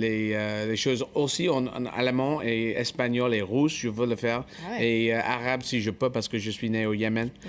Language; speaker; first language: French; non-native, fluent; English